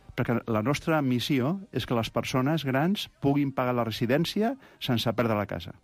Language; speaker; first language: Catalan; non-native, local second language; Spanish